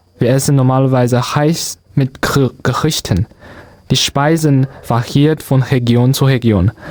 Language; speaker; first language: German; non-native, learner; Chinese